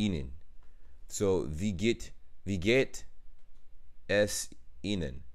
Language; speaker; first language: German; non-native, learner; English